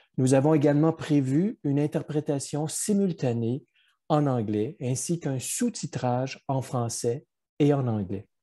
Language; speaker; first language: French; native; French